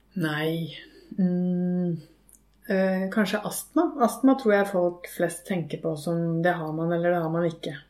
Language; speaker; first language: Norwegian; native; Norwegian